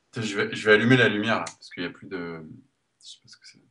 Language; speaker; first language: French; native; French